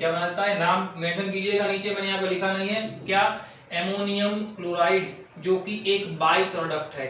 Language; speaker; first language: Hindi; native; Hindi